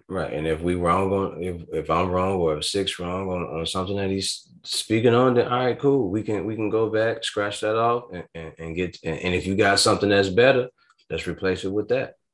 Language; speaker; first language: English; native; English